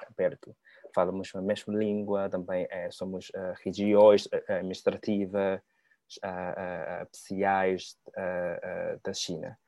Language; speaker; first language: Portuguese; non-native, learner; Cantonese